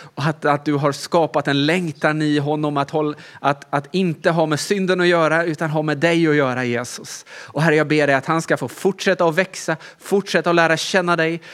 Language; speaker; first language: Swedish; native; Swedish